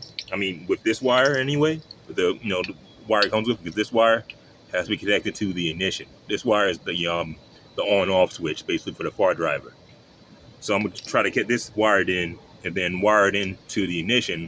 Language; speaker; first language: English; native; English